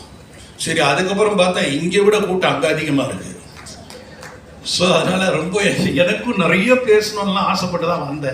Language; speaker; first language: Tamil; native; Tamil